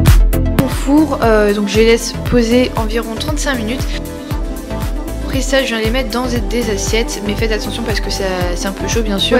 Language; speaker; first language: French; native; French